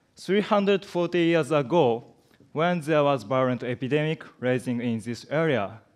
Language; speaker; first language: English; non-native, learner; Japanese